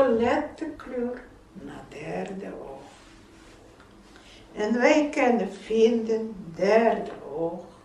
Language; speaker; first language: Dutch; non-native, fluent; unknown